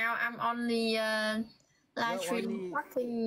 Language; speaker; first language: English; non-native, learner; Vietnamese